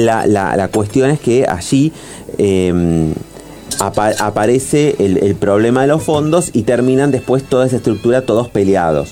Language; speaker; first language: Spanish; native; Spanish